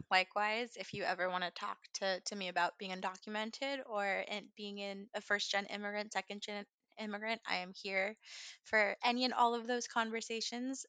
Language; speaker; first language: English; early bilingual, other home language; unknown